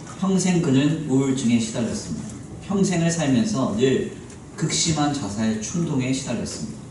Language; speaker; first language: Korean; native; Korean